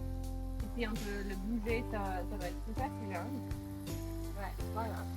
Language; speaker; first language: French; non-native, fluent; English